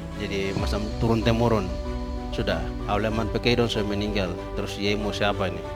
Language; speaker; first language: Indonesian; non-native, local second language; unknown